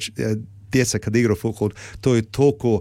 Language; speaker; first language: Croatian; early bilingual, heritage; Serbian